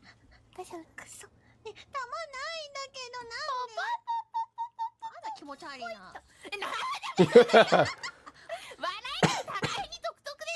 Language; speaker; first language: Japanese; native; Japanese